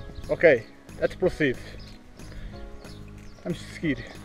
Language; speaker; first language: English; non-native, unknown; Portuguese